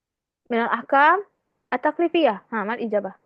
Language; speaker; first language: Arabic; non-native, fluent; Indonesian